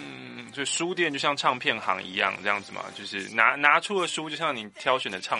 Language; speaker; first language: Chinese; native; Chinese